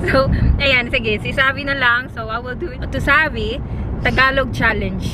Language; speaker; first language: Filipino; non-native, local second language; Cebuano